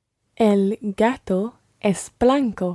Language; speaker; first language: Spanish; non-native, learner; English